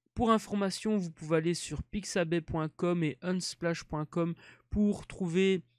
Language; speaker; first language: French; native; French